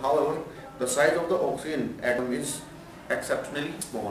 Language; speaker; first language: English; non-native, local second language; Hindi